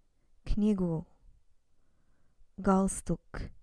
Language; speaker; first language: Russian; non-native, fluent; English